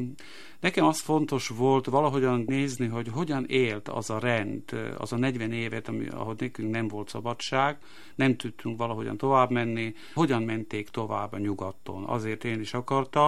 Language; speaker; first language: Hungarian; non-native, local second language; Slovak